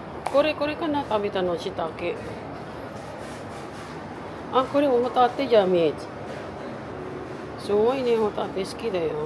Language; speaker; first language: Japanese; non-native, learner; Filipino